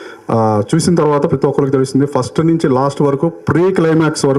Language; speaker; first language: Telugu; native; Telugu